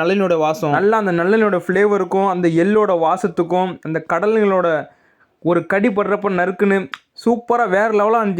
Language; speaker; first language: Tamil; native; Tamil